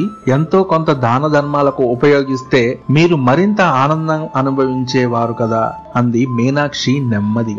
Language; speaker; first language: Telugu; native; Telugu